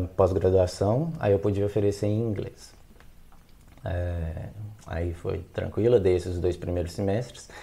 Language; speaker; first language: Portuguese; native; Portuguese